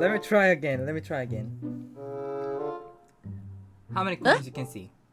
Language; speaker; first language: English; non-native, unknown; Korean